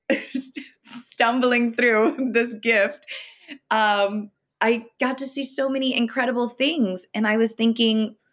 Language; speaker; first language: English; native; English